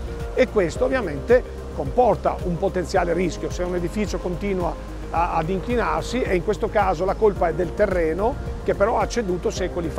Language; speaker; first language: Italian; native; Italian